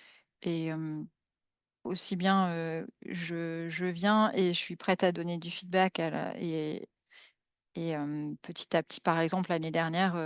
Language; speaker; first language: French; native; French